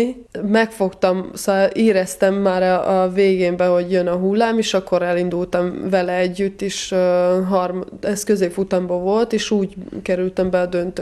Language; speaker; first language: Hungarian; non-native, fluent; Serbian